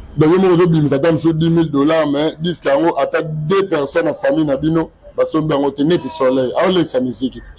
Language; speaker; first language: Lingala; native; Lingala